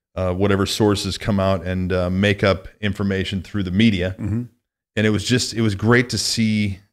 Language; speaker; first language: English; native; English